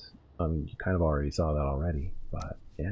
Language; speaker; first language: English; native; English